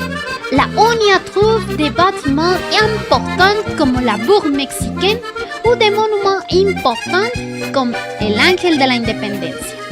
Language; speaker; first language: French; non-native, learner; Spanish